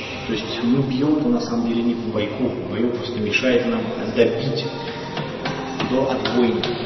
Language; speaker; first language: Russian; native; Russian